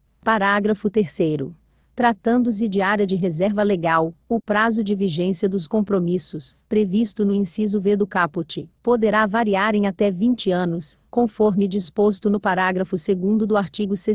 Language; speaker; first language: Portuguese; native; Portuguese